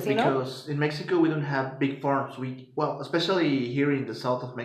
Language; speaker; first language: English; non-native, fluent; Spanish